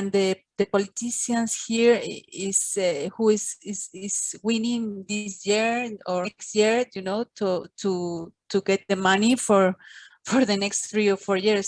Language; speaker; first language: English; non-native, fluent; Spanish